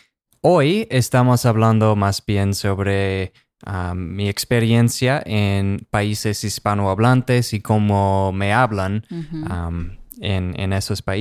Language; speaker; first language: Spanish; non-native, fluent; English